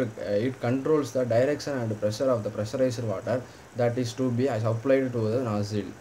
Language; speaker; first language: English; non-native, local second language; Tamil